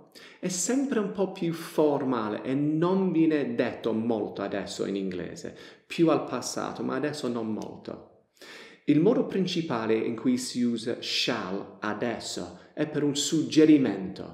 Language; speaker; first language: Italian; non-native, fluent; English